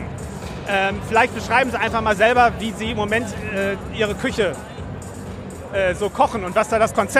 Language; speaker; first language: German; native; German